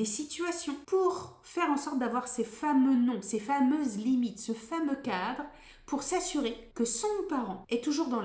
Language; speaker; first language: French; native; French